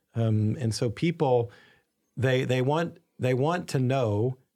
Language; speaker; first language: English; native; English